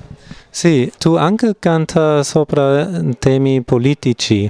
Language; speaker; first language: Italian; non-native, learner; German